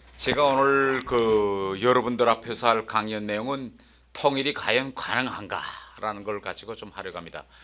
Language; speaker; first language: Korean; native; Korean